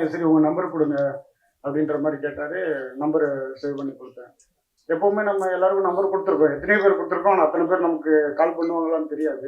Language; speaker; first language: Tamil; native; Tamil